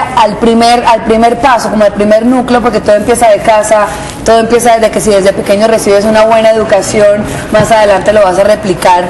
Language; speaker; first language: Spanish; native; Spanish